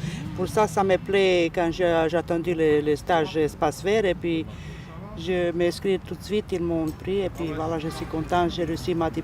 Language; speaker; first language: French; non-native, learner; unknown